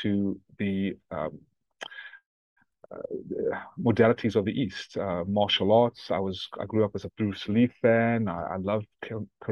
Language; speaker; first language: English; native; English